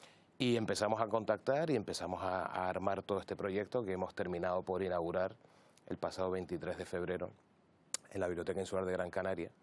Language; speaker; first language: Spanish; native; Spanish